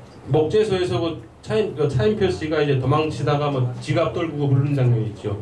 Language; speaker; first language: Korean; native; Korean